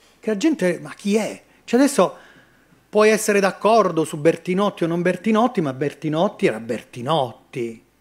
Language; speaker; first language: Italian; native; Italian